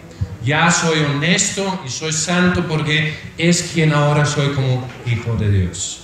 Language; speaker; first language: Spanish; non-native, fluent; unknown